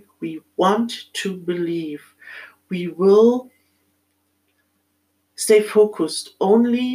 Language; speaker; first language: English; non-native, fluent; German